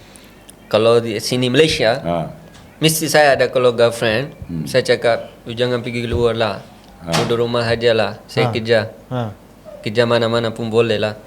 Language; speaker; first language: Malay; non-native, learner; Punjabi